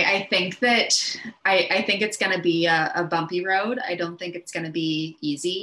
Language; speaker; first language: English; native; English